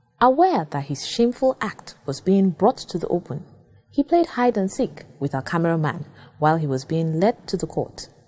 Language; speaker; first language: English; non-native, local second language; Yoruba